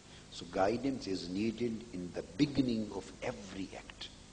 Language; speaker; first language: English; non-native, local second language; Punjabi